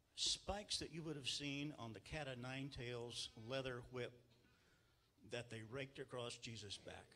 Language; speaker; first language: English; native; English